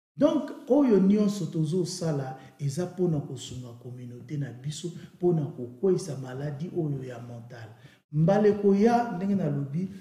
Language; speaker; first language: Lingala; native; Lingala